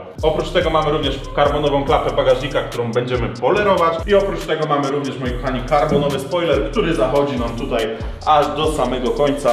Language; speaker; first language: Polish; native; Polish